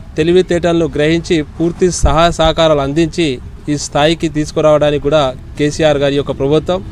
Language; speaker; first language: Telugu; non-native, local second language; Lambadi